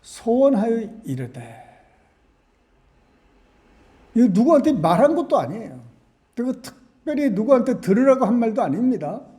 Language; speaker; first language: Korean; native; Korean